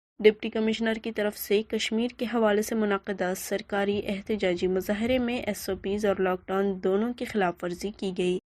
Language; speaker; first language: Urdu; non-native, local second language; Baluchi